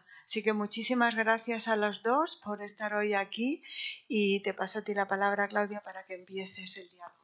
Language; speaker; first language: Spanish; native; Spanish